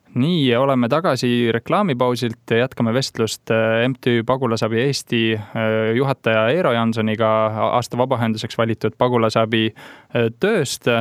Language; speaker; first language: Estonian; native; Estonian